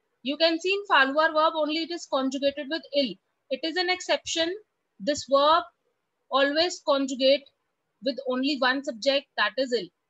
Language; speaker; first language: English; non-native, local second language; Hindi